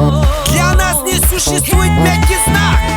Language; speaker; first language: Russian; non-native, local second language; Kazakh